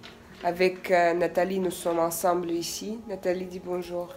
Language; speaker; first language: French; non-native, fluent; Russian